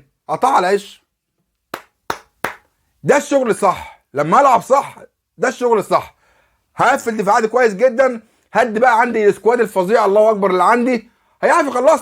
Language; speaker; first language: Arabic; native; Arabic